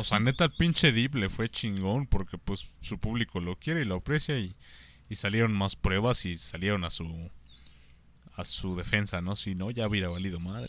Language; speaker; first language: Spanish; native; Spanish